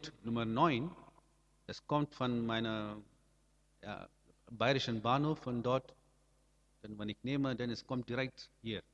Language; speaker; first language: German; non-native, learner; Amharic